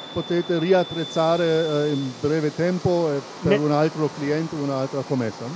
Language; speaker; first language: Italian; non-native, fluent; German